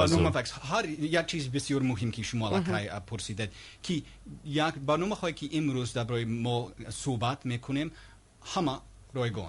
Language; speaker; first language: Persian; non-native, learner; English